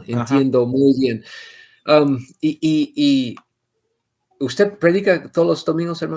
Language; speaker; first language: Spanish; non-native, fluent; English